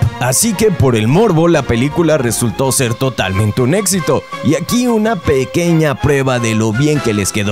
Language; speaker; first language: Spanish; native; Spanish